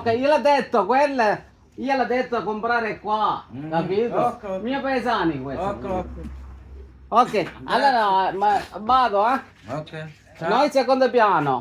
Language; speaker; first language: Italian; non-native, learner; Tamil